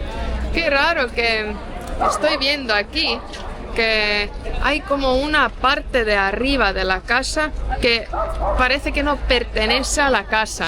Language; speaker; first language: Spanish; non-native, fluent; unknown